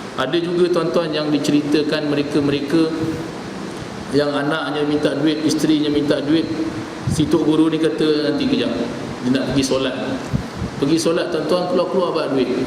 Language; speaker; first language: Malay; native; Malay